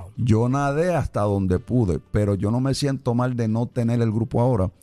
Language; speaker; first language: Spanish; early bilingual, heritage; Spanish